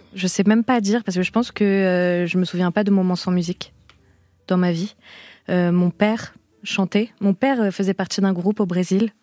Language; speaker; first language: French; early bilingual, other home language; Portuguese